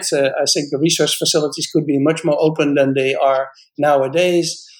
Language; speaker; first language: English; non-native, fluent; Dutch